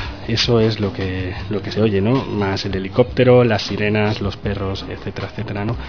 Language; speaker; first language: Spanish; native; Spanish